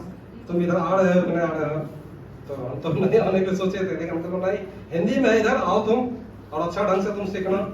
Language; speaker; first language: Hindi; non-native, local second language; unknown